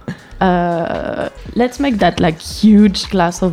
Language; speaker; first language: English; non-native, fluent; French